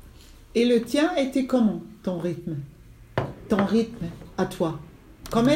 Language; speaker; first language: French; non-native, fluent; German